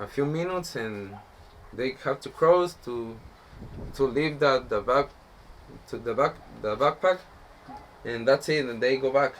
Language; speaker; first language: English; non-native, learner; Spanish